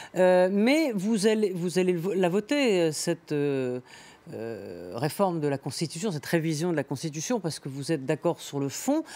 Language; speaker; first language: French; native; French